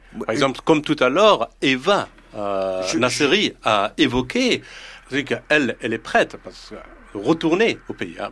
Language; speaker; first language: French; non-native, fluent; Persian